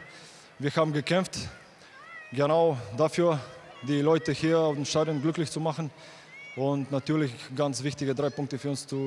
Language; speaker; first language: German; non-native, learner; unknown